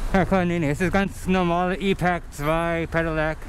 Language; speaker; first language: German; non-native, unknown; English